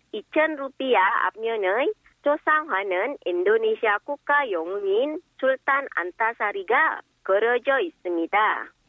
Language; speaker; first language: Korean; non-native, fluent; Indonesian